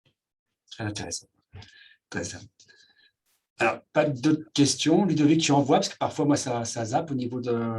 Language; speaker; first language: French; native; French